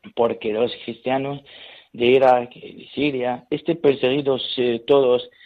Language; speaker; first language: Spanish; non-native, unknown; Syriac